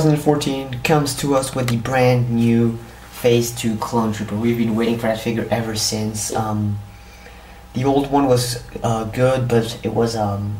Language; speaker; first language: English; native; English